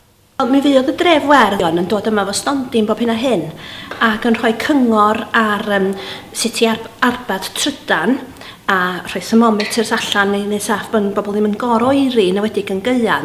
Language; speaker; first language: Welsh; native; Welsh